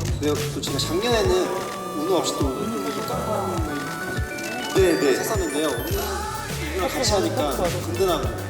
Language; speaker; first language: Korean; native; Korean